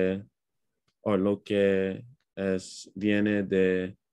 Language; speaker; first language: Spanish; non-native, learner; English